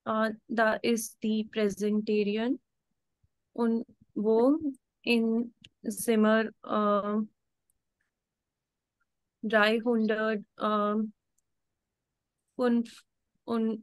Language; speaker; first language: German; non-native, learner; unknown